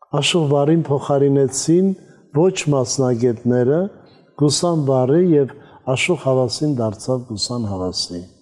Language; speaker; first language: Armenian; native; Armenian